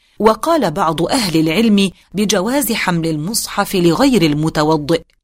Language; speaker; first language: Arabic; native; Arabic